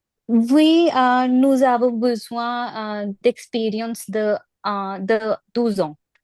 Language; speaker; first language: French; non-native, learner; Punjabi